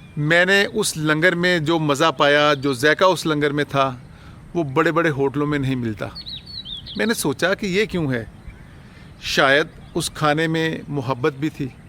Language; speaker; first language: Urdu; non-native, local second language; Punjabi